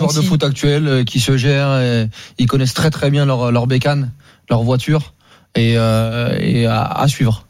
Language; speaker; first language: French; native; French